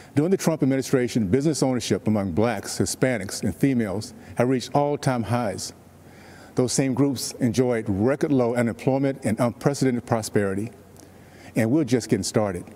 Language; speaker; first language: English; native; English